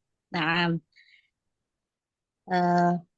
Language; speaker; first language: Arabic; non-native, learner; Indonesian